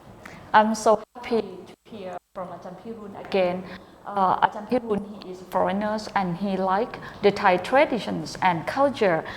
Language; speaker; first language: English; non-native, fluent; Thai